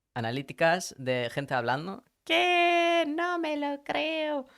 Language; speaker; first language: Spanish; early bilingual, other home language; English